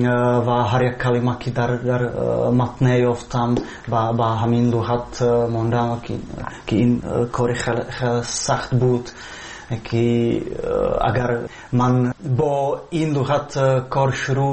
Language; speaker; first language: Persian; non-native, fluent; Czech